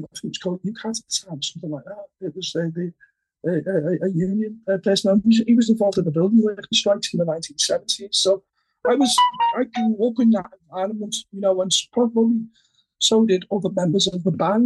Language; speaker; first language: English; native; English